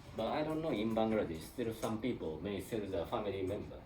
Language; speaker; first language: English; non-native, learner; Japanese